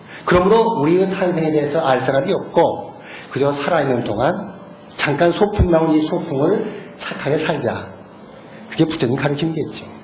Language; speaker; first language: Korean; native; Korean